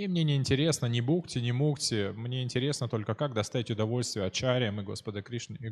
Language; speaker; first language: Russian; native; Russian